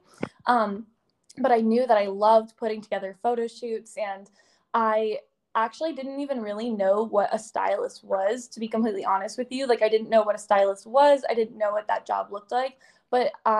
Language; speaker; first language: English; native; English